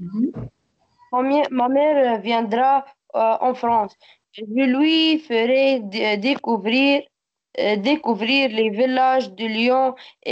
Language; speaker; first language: French; non-native, learner; Arabic